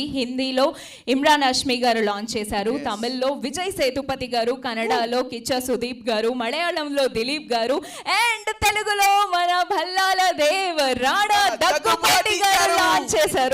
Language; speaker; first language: Telugu; native; Telugu